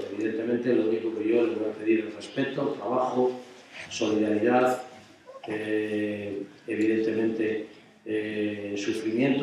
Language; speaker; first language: Spanish; native; Spanish